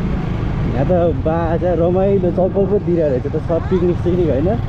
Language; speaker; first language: Nepali; native; Nepali